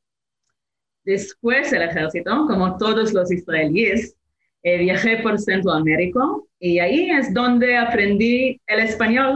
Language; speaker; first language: Spanish; non-native, fluent; Hebrew